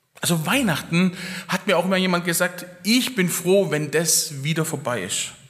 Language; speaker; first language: German; early bilingual, other home language; Italian